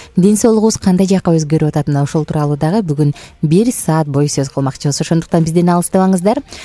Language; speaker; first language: Kyrgyz; native; Kyrgyz